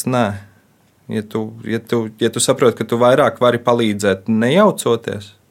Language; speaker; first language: Latvian; native; Latvian